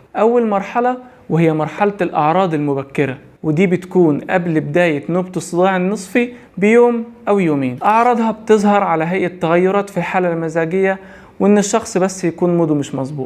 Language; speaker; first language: Arabic; native; Arabic